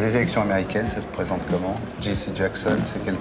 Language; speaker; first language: French; native; French